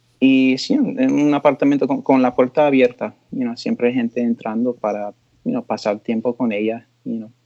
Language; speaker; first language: Spanish; early bilingual, heritage; Spanish